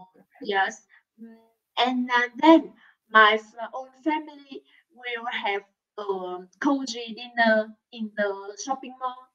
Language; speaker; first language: English; non-native, learner; Vietnamese